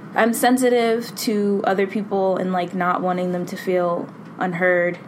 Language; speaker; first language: English; native; English